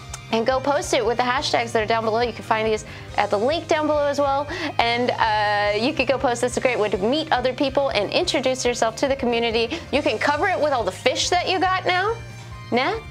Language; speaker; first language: English; native; English